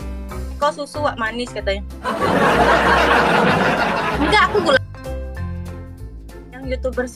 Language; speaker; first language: Indonesian; native; Indonesian